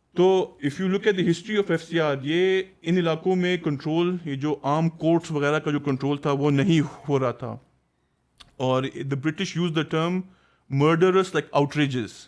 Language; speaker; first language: Urdu; non-native, local second language; Pashto